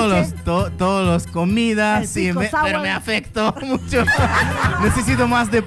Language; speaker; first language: Spanish; non-native, learner; Russian